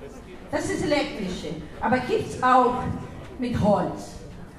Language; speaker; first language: German; non-native, learner; Russian